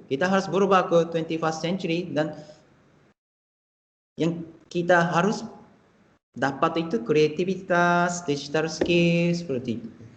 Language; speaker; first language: Indonesian; non-native, fluent; Japanese